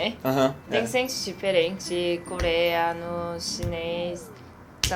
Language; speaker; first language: Portuguese; non-native, learner; Korean